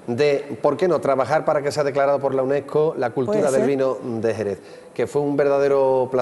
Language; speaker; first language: Spanish; native; Spanish